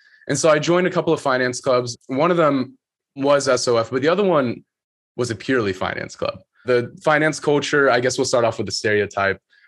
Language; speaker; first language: English; native; English